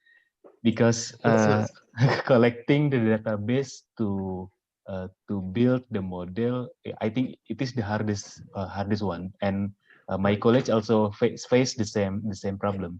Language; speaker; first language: English; non-native, fluent; Indonesian